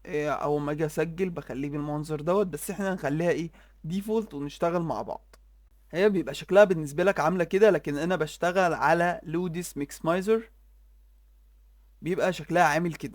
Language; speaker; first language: Arabic; native; Arabic